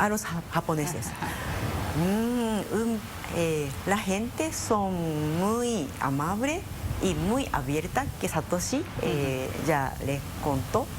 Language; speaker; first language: Spanish; non-native, fluent; Japanese